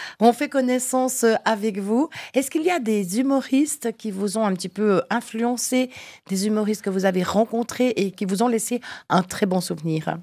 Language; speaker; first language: French; native; French